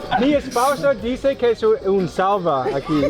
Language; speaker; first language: Spanish; non-native, learner; English